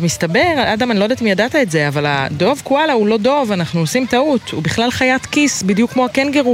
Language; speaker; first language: Hebrew; native; Hebrew